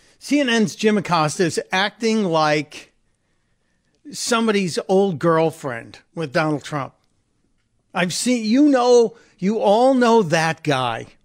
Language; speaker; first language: English; native; English